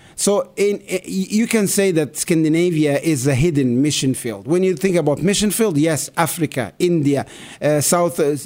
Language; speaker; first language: English; non-native, fluent; Arabic